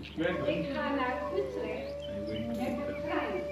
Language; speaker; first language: Dutch; non-native, learner; Nepali